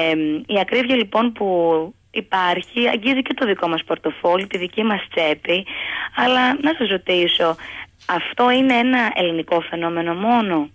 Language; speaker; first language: Greek; native; Greek